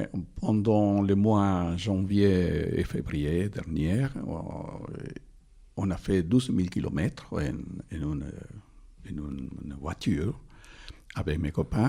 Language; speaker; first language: French; non-native, fluent; Spanish